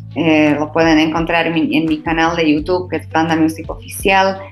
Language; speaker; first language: Spanish; non-native, fluent; Slovak